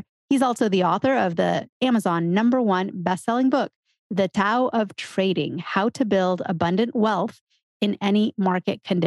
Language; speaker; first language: English; native; English